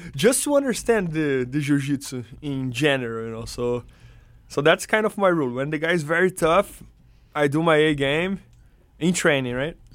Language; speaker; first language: English; non-native, fluent; Portuguese